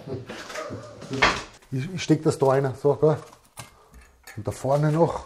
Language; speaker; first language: German; native; German